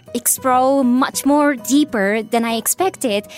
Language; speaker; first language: English; non-native, fluent; Japanese